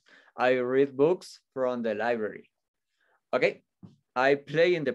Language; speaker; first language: English; non-native, fluent; Spanish